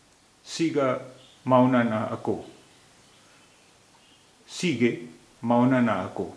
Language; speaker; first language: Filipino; non-native, fluent; Hindi